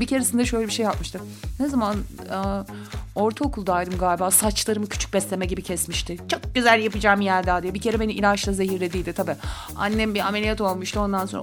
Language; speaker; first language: Turkish; native; Turkish